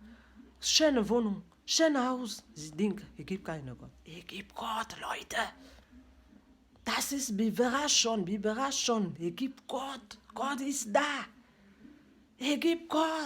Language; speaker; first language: German; non-native, learner; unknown